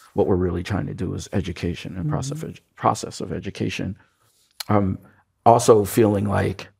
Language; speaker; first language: English; native; English